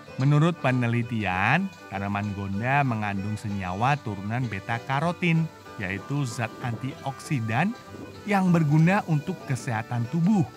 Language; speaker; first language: Indonesian; native; Indonesian